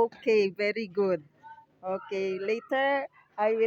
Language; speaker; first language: English; non-native, learner; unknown